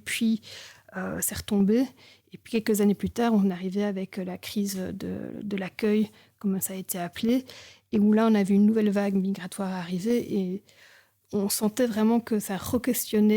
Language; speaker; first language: French; native; French